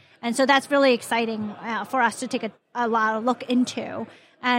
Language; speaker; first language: English; non-native, local second language; Cantonese